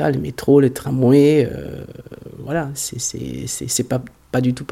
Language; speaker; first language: French; early bilingual, other home language; Hungarian